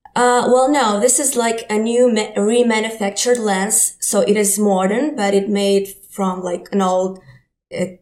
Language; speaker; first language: English; non-native, fluent; Ukrainian